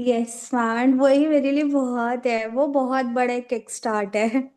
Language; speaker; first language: Hindi; native; Hindi